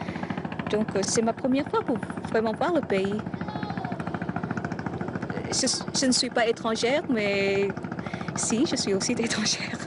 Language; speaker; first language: French; non-native, fluent; Vietnamese